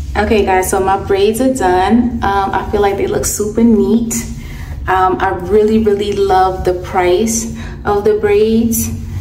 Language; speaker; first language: English; native; English